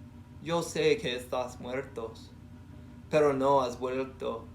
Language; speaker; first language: Spanish; non-native, learner; English